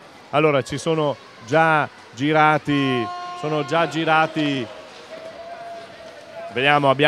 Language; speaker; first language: Italian; native; Italian